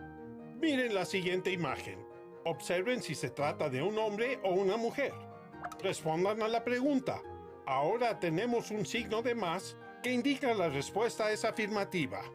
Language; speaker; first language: Spanish; native; Spanish